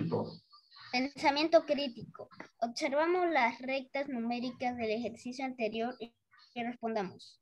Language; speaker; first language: Spanish; native; Spanish